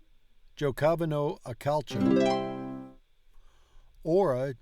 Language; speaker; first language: Italian; non-native, learner; English